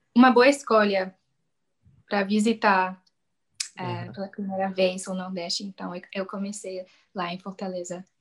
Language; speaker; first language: Portuguese; non-native, fluent; English